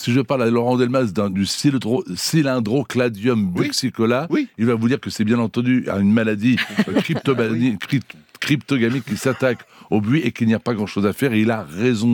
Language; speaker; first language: French; native; French